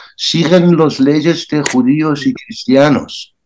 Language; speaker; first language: Spanish; non-native, learner; Persian